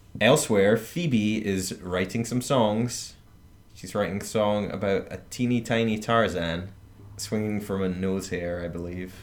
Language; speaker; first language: English; native; English